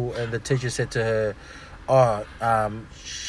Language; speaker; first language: English; non-native, local second language; Fijian